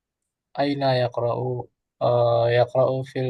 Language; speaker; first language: Arabic; non-native, learner; Indonesian